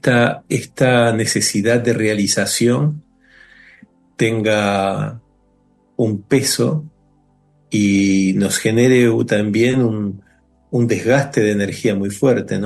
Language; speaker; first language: Spanish; native; Spanish